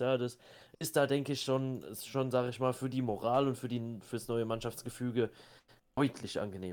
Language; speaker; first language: German; native; German